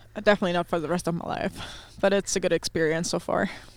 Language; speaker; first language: English; non-native, fluent; German